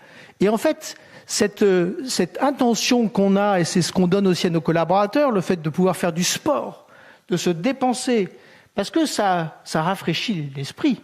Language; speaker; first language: French; native; French